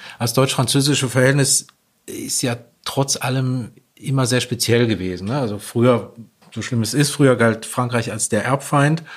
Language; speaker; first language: German; native; German